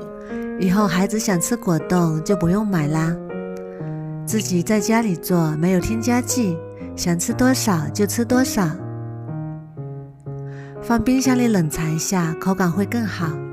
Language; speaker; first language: Chinese; native; Chinese